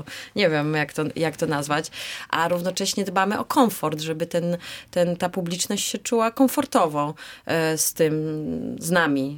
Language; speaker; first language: Polish; early bilingual, heritage; Polish